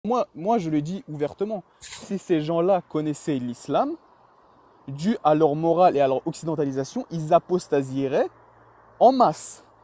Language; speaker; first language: French; early bilingual, other home language; Chechen